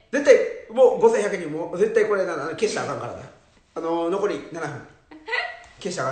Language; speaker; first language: Japanese; native; Japanese